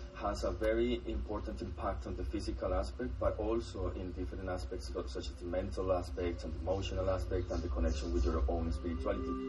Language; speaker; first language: English; non-native, fluent; Spanish